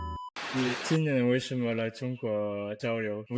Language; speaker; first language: Chinese; non-native, learner; French